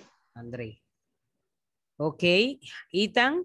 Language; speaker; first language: English; non-native, fluent; Spanish